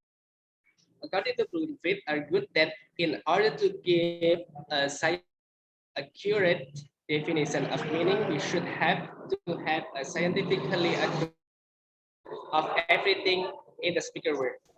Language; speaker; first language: English; non-native, learner; Indonesian